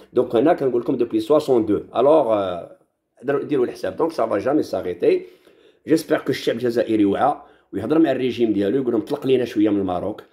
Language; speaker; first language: French; non-native, local second language; Arabic